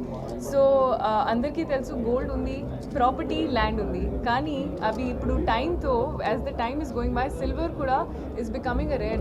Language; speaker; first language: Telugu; non-native, learner; Hindi